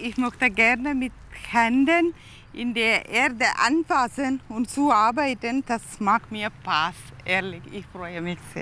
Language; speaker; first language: German; non-native, learner; Tamil